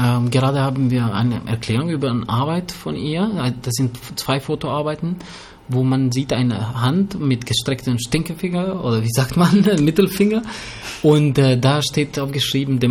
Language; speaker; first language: German; early bilingual, other home language; Albanian